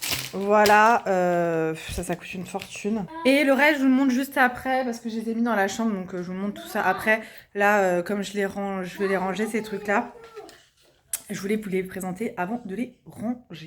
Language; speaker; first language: French; native; French